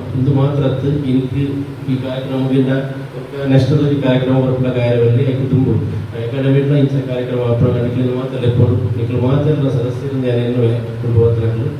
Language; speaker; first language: Kannada; non-native, local second language; Tulu